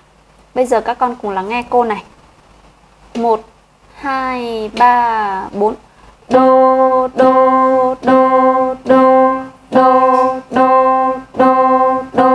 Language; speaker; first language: Vietnamese; native; Vietnamese